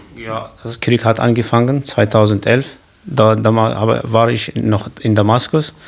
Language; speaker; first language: German; non-native, learner; Kurdish